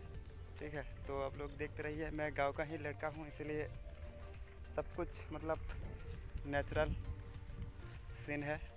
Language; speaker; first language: Hindi; non-native, local second language; Bangla